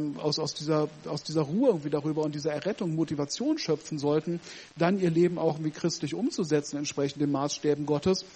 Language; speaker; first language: German; native; German